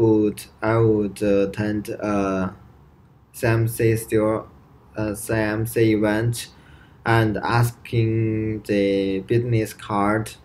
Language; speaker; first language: English; non-native, learner; Chinese